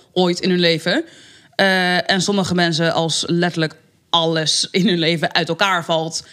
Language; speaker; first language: Dutch; native; Dutch